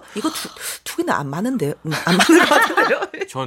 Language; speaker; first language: Korean; non-native, fluent; Chinese